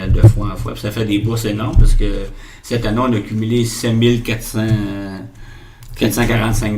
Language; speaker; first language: French; native; French